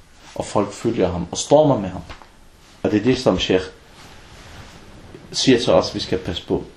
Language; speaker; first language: Danish; non-native, fluent; Arabic